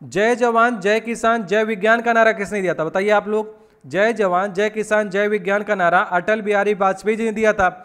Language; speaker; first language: Hindi; native; Hindi